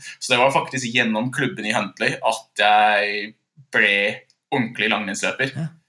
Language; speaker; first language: Norwegian; non-native, fluent; English